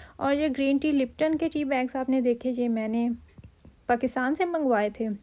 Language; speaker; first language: Urdu; native; Urdu